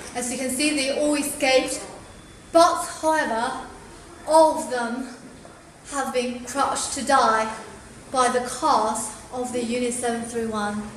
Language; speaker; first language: English; non-native, fluent; Chinese